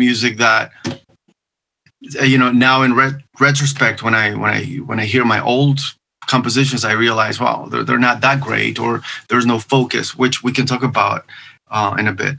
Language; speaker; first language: English; non-native, fluent; Spanish